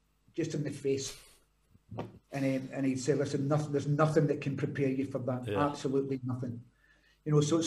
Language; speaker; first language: English; native; English